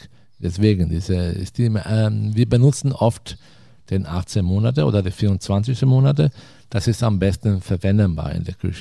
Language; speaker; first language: German; non-native, fluent; Italian